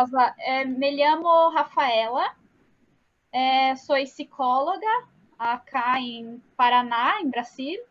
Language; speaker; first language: Spanish; non-native, learner; Portuguese